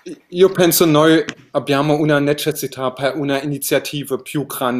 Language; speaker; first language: Italian; non-native, learner; German